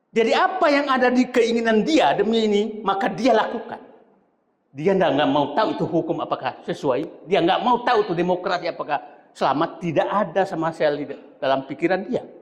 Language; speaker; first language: Indonesian; non-native, local second language; Buginese